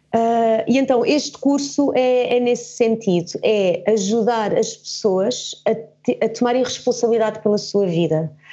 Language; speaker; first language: Portuguese; early bilingual, heritage; Portuguese